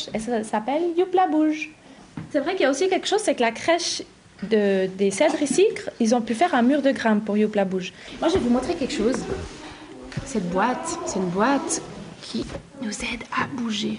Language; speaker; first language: French; native; French